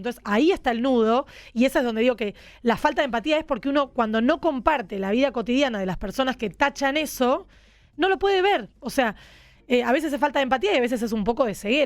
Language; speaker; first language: Spanish; native; Spanish